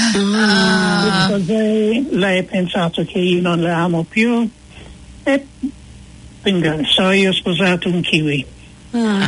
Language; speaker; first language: Italian; non-native, fluent; English